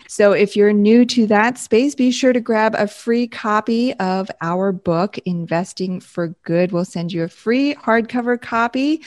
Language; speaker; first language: English; native; English